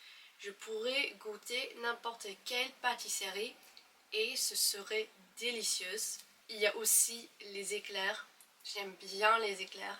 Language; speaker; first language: French; non-native, fluent; English